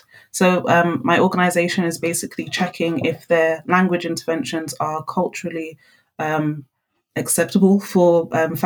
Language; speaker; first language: English; non-native, local second language; Akan